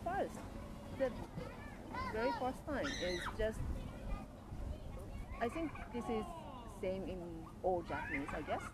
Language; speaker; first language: English; non-native, learner; Japanese